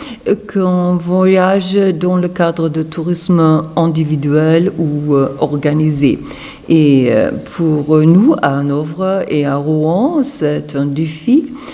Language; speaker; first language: French; non-native, fluent; German